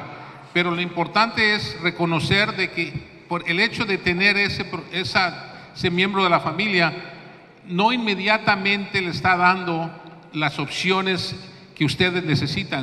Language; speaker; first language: Spanish; early bilingual, heritage; Spanish